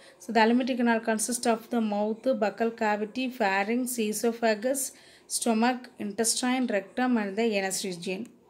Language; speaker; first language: English; non-native, local second language; Tamil